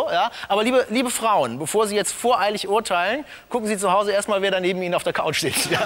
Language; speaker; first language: German; native; German